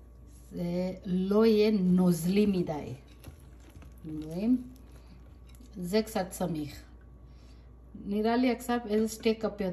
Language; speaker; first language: Hebrew; non-native, fluent; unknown